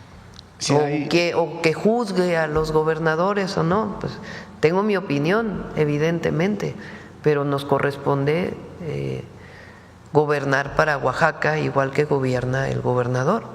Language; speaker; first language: Spanish; native; Spanish